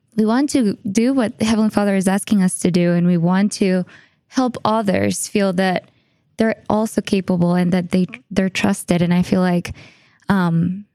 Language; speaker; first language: English; non-native, fluent; Spanish